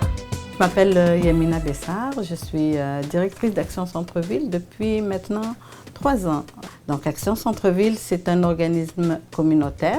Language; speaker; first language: French; native; French